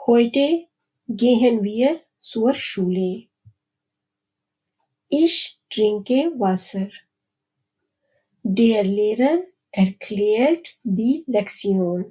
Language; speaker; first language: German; non-native, fluent; Urdu